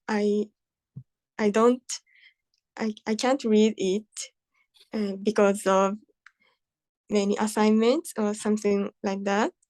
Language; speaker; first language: English; non-native, learner; Japanese